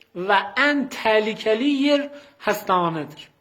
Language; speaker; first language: Turkish; non-native, fluent; Persian